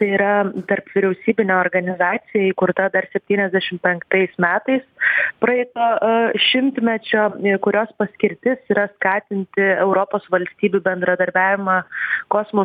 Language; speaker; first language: Lithuanian; native; Lithuanian